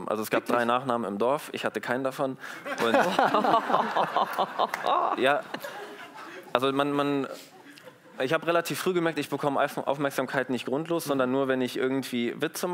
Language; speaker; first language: German; native; German